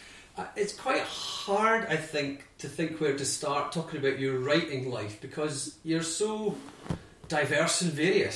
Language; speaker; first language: English; native; English